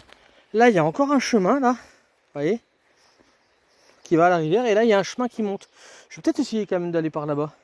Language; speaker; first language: French; native; French